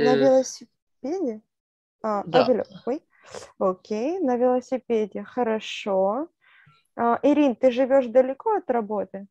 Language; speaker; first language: Russian; non-native, fluent; French